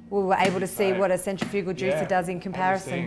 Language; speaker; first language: English; native; English